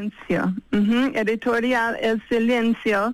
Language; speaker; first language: Spanish; non-native, fluent; English